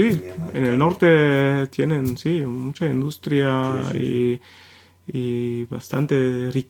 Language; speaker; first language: Spanish; non-native, fluent; German